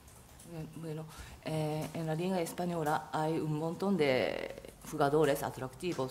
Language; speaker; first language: Spanish; non-native, fluent; Japanese